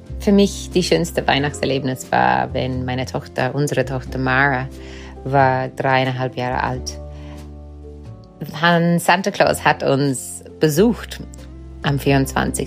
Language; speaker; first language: German; non-native, fluent; English